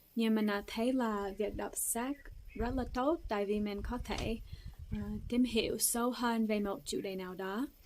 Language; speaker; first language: Vietnamese; non-native, fluent; English